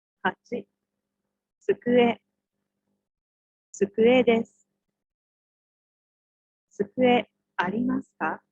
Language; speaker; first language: Japanese; non-native, learner; Indonesian